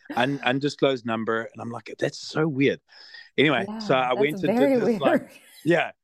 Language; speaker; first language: English; native; English